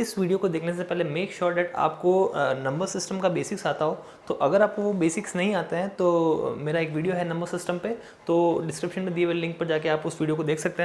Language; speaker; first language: Hindi; native; Hindi